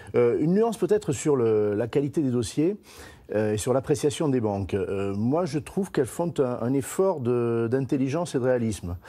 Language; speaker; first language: French; native; French